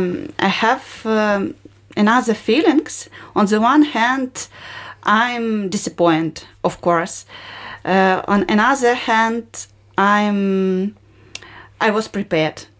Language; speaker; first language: English; non-native, learner; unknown